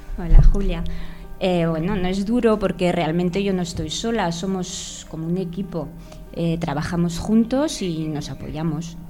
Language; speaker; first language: Spanish; non-native, fluent; French